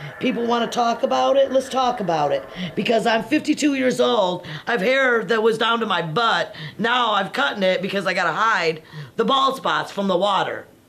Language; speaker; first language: English; native; English